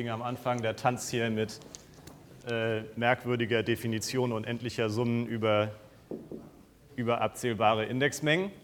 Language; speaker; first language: German; native; German